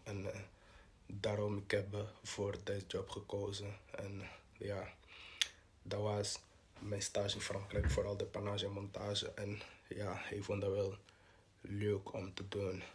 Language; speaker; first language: Dutch; non-native, local second language; Portuguese